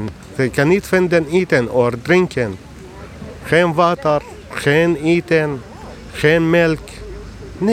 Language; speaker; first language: Dutch; non-native, learner; Arabic